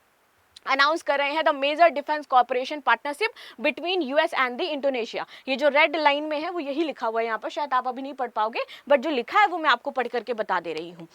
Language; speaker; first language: Hindi; native; Hindi